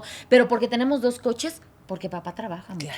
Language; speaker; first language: Spanish; native; Spanish